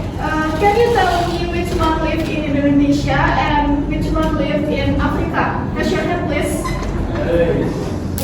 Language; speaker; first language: English; non-native, learner; Indonesian